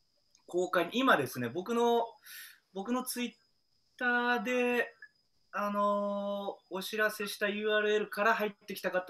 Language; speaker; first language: Japanese; native; Japanese